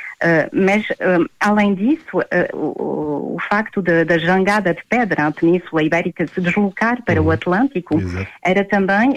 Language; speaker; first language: Portuguese; native; Portuguese